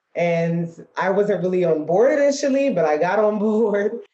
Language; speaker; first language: English; native; English